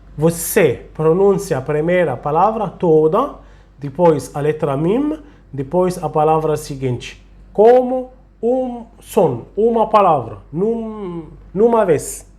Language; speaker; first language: Portuguese; non-native, fluent; Arabic